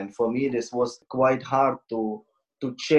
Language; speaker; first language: English; non-native, learner; Ukrainian